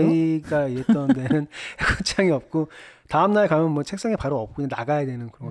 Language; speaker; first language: Korean; native; Korean